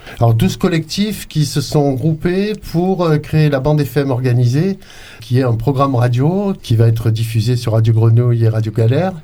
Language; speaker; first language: French; native; French